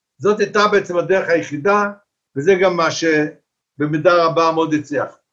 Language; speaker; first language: Hebrew; early bilingual, other home language; Arabic